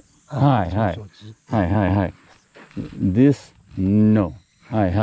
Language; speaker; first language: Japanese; non-native, learner; English